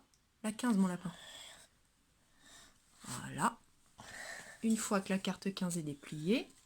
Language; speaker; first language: French; native; French